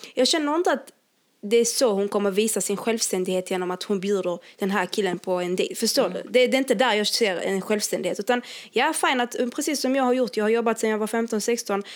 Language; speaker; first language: Swedish; early bilingual, other home language; Arabic